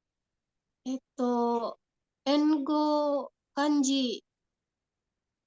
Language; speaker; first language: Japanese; non-native, learner; Indonesian